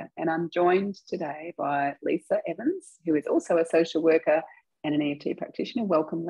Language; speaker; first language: English; native; English